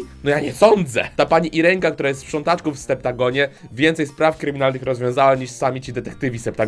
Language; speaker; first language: Polish; native; Polish